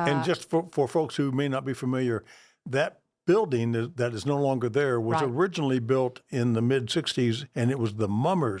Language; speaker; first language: English; native; English